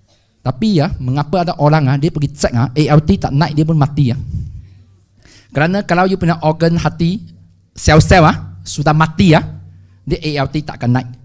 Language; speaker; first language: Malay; non-native, local second language; Chinese